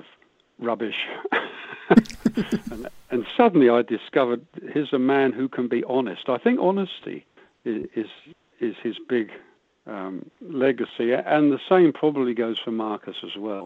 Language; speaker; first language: English; native; English